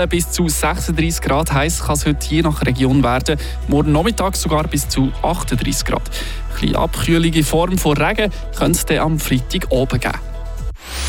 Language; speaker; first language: German; native; German